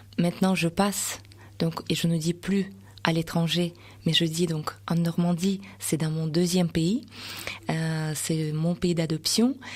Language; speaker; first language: French; non-native, fluent; Russian